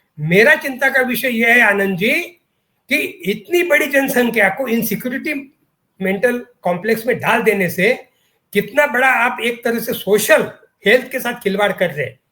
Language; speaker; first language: Hindi; non-native, local second language; Marathi